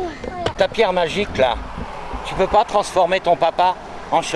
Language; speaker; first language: French; native; French